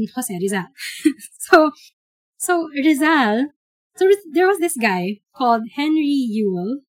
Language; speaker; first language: English; non-native, local second language; Filipino